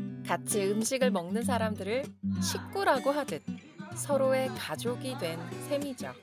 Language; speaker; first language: Korean; native; Korean